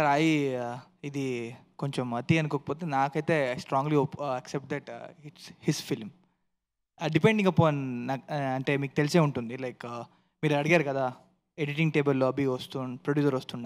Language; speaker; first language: Telugu; native; Telugu